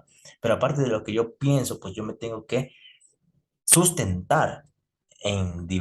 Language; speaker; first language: Spanish; native; Spanish